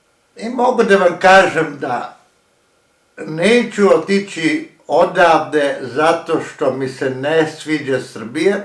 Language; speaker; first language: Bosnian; early bilingual, heritage; Croatian